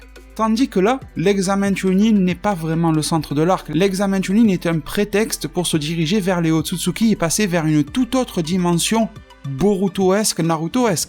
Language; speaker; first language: French; native; French